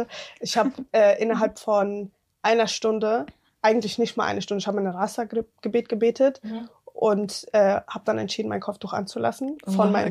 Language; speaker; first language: German; early bilingual, other home language; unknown